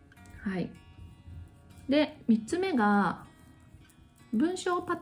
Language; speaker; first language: Japanese; native; Japanese